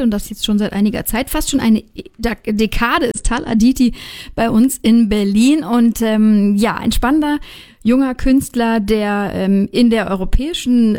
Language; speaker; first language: German; native; German